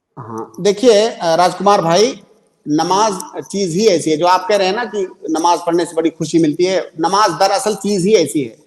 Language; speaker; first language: Urdu; native; Urdu